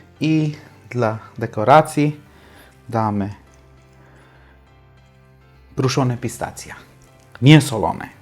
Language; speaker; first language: Polish; non-native, learner; Hindi